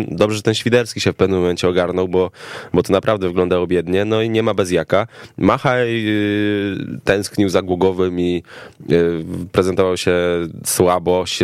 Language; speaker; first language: Polish; native; Polish